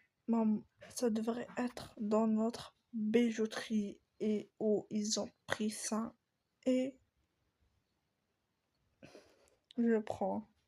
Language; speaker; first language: French; native; French